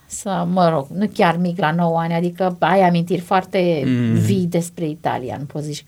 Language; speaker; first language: Romanian; native; Romanian